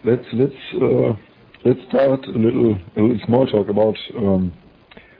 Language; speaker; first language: English; non-native, fluent; German